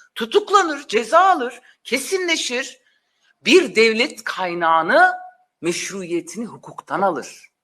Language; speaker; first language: Turkish; non-native, local second language; Kurdish